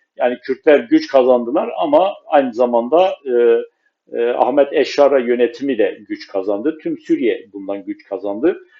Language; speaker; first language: Turkish; non-native, local second language; Kurdish